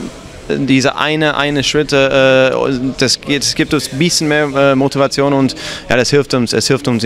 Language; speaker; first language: German; non-native, fluent; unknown